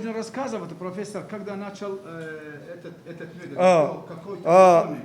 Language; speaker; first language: Russian; non-native, learner; Arabic